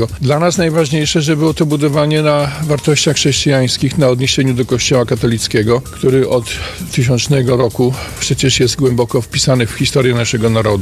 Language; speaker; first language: Polish; native; Polish